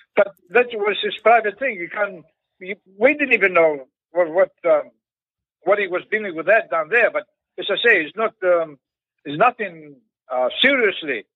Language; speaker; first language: English; non-native, learner; Greek